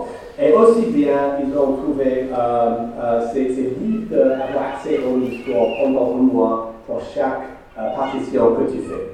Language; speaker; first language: French; non-native, fluent; English